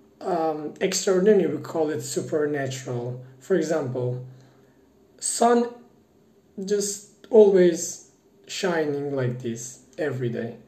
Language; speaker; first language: English; non-native, fluent; Persian